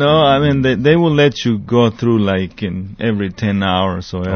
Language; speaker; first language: English; non-native, fluent; Spanish